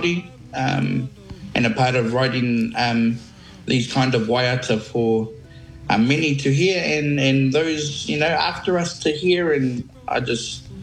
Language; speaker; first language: English; native; English